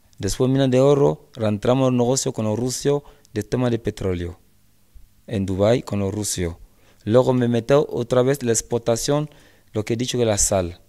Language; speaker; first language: Spanish; non-native, learner; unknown